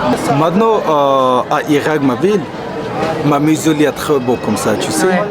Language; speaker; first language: French; non-native, learner; Kurdish